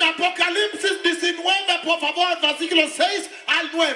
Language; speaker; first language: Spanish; non-native, learner; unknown